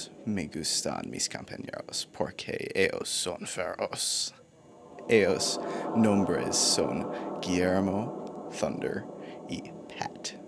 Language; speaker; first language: Spanish; non-native, learner; English